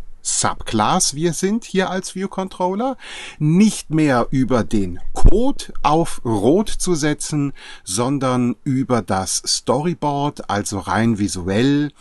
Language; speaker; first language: German; native; German